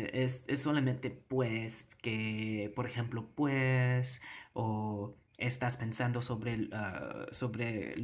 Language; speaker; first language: Spanish; non-native, learner; Cebuano